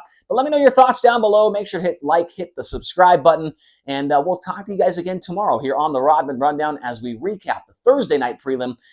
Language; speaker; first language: English; native; English